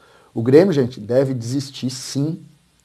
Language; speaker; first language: Portuguese; native; Portuguese